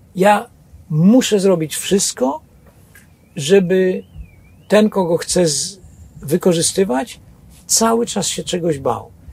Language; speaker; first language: Polish; native; Polish